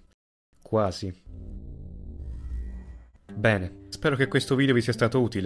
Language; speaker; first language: Italian; native; Italian